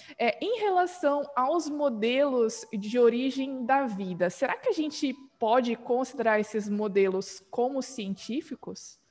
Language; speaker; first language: Portuguese; native; Portuguese